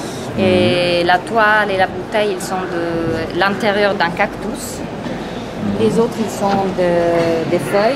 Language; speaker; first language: French; non-native, fluent; Italian